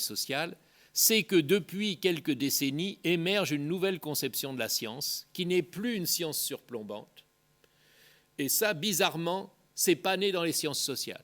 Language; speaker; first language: French; native; French